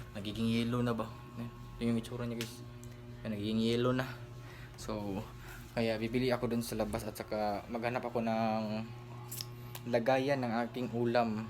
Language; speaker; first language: Filipino; non-native, local second language; Cebuano